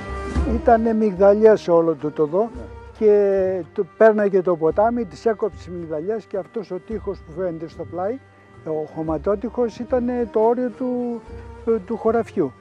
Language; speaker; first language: Greek; native; Greek